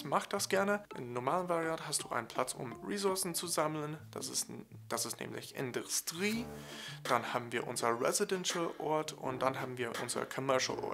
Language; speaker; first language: German; non-native, fluent; English